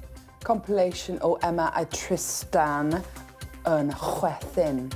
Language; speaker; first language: Welsh; non-native, learner; English